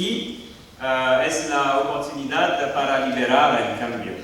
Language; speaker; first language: Spanish; non-native, learner; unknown